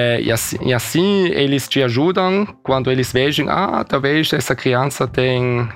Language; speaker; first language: Portuguese; early bilingual, heritage; Portuguese